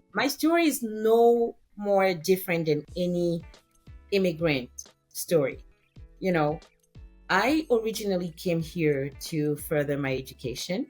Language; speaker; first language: English; non-native, fluent; French